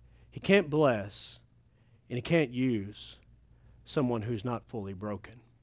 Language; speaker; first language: English; native; English